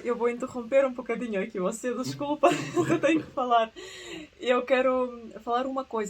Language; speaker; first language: Portuguese; early bilingual, other home language; Russian